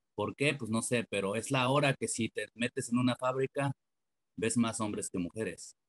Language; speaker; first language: Spanish; native; Spanish